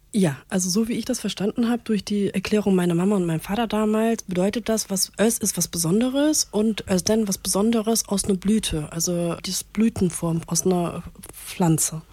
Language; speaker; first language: German; early bilingual, other home language; Turkish